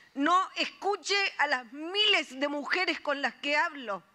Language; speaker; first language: Spanish; native; Spanish